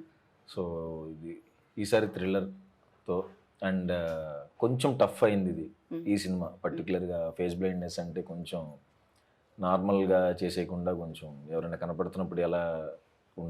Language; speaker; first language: Telugu; native; Telugu